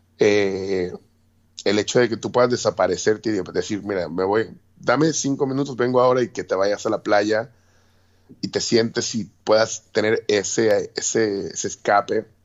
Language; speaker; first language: Spanish; native; Spanish